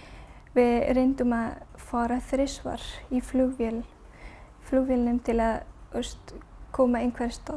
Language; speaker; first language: Icelandic; non-native, learner; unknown